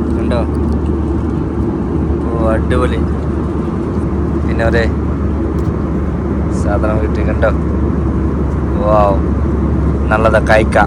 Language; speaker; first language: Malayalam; non-native, learner; Bangla